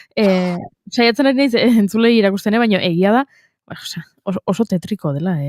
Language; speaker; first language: Basque; native; Basque